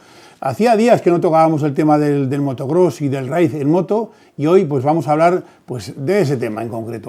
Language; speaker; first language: Spanish; native; Spanish